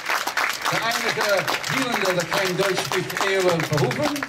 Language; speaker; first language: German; non-native, learner; English